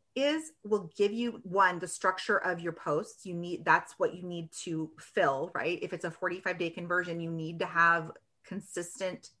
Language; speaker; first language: English; native; English